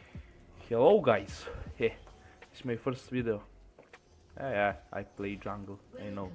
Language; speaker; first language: English; non-native, learner; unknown